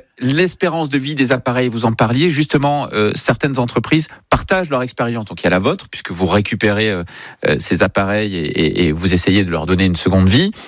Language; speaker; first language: French; native; French